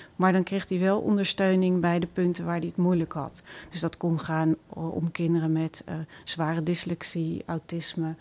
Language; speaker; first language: Dutch; native; Dutch